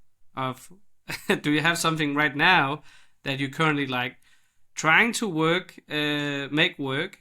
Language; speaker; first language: English; non-native, fluent; Danish